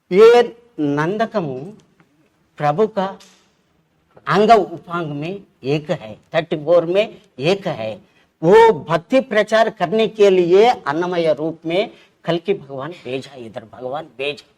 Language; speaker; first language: Hindi; non-native, local second language; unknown